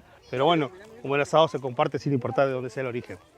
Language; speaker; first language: Spanish; native; Spanish